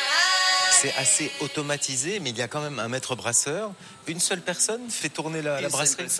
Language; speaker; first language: French; native; French